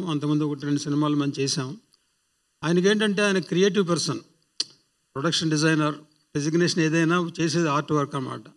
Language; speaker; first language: Telugu; native; Telugu